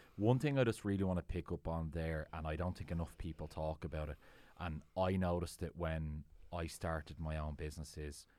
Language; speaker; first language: English; native; English